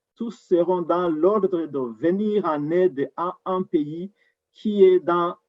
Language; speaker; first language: French; non-native, local second language; Rundi